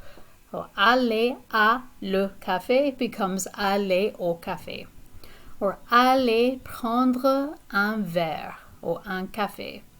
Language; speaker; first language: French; non-native, fluent; English